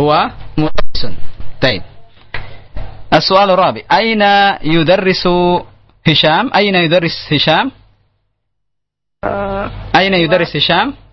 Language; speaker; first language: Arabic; non-native, fluent; Indonesian